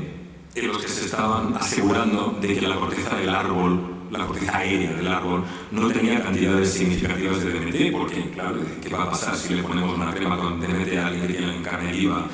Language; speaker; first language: Spanish; native; Spanish